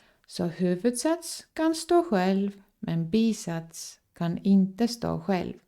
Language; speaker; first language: Swedish; non-native, fluent; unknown